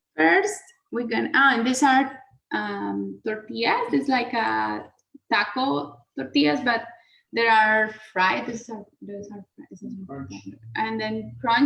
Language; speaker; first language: English; non-native, learner; Spanish